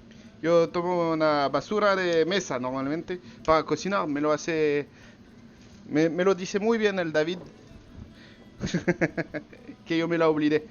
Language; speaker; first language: Spanish; non-native, learner; French